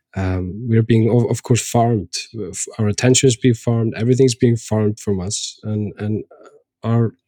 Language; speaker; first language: English; non-native, fluent; Icelandic